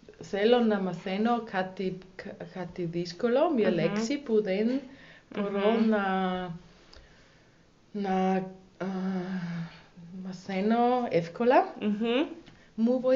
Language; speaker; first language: Greek; non-native, learner; German